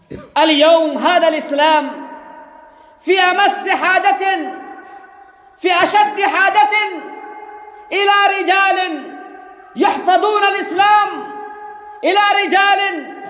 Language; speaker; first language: Arabic; non-native, fluent; Urdu